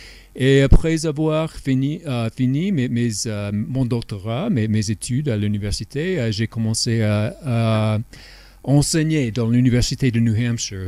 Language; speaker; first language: French; non-native, fluent; English